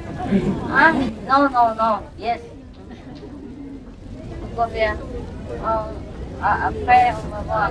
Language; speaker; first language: French; non-native, learner; Vietnamese